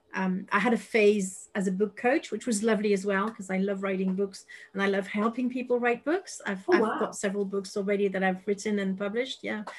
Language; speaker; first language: English; non-native, fluent; French